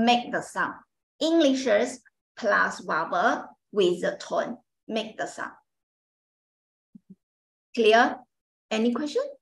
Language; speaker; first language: English; non-native, learner; Chinese